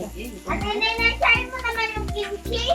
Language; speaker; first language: Filipino; non-native, local second language; Cebuano